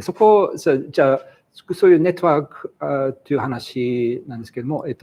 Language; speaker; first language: Japanese; non-native, fluent; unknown